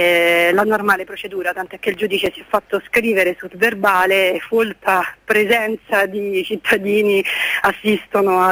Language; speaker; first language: Italian; native; Italian